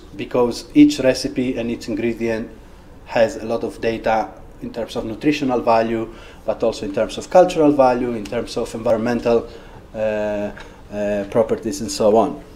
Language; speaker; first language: English; non-native, fluent; Greek